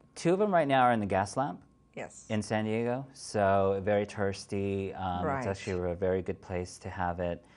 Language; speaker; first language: English; native; English